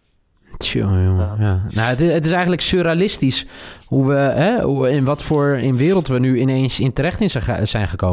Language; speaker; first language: Dutch; native; Dutch